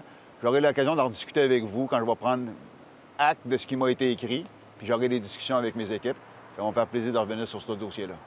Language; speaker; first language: French; native; French